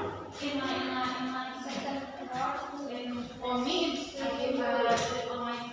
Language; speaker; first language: English; non-native, local second language; Indonesian